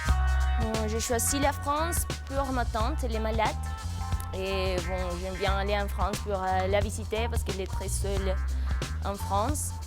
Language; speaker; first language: French; non-native, fluent; Spanish